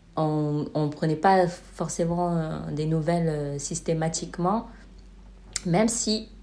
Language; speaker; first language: French; native; French